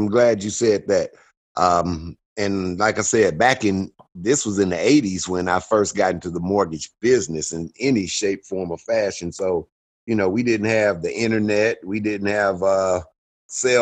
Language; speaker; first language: English; native; English